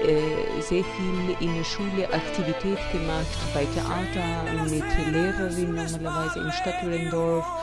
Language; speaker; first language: German; non-native, learner; Albanian